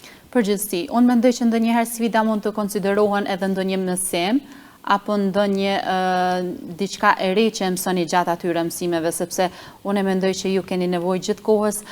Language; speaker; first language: Albanian; native; Albanian